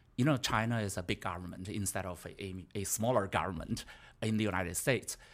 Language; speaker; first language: English; non-native, fluent; Chinese